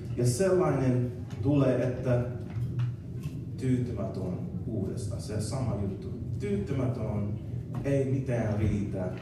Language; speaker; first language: Finnish; non-native, learner; English